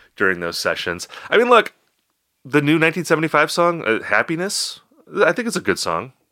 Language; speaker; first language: English; native; English